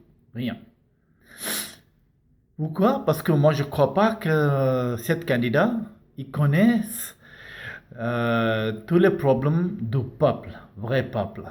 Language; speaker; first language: French; non-native, learner; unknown